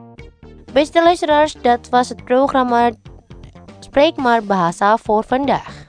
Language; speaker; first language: Dutch; non-native, fluent; Indonesian